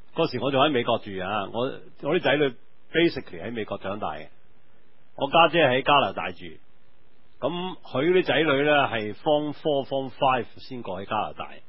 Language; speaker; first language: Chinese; non-native, local second language; Cantonese